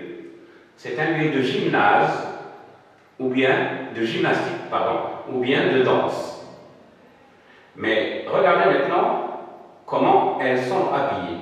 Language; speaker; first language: French; non-native, local second language; Arabic